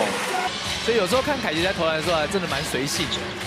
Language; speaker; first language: Chinese; native; Chinese